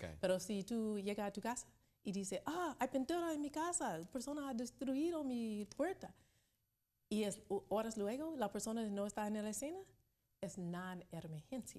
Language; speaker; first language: Spanish; non-native, learner; English